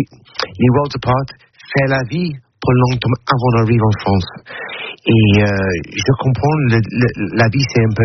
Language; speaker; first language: French; non-native, learner; English